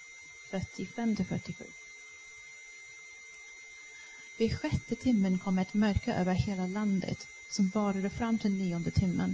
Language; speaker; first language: Swedish; non-native, fluent; English